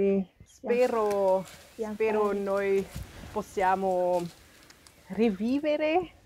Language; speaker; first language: Italian; non-native, learner; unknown